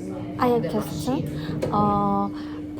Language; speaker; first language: English; non-native, learner; Korean